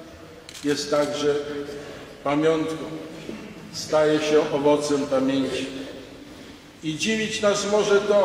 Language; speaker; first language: Polish; native; Polish